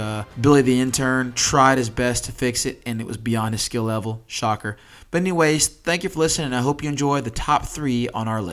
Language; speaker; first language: English; native; English